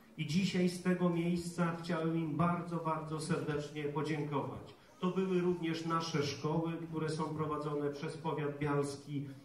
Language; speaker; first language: Polish; native; Polish